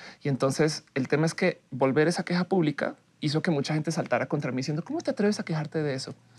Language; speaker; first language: Spanish; native; Spanish